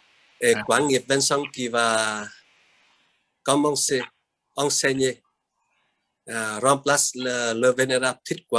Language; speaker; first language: French; non-native, fluent; Vietnamese